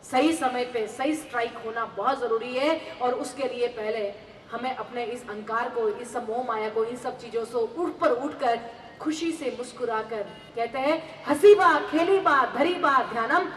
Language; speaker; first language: Hindi; non-native, local second language; Marathi